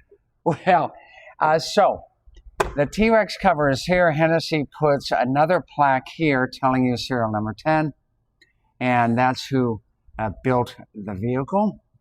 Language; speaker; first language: English; native; English